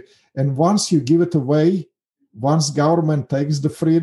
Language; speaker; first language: English; non-native, fluent; Russian